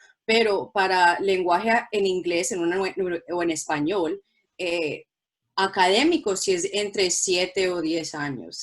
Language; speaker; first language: Spanish; non-native, local second language; English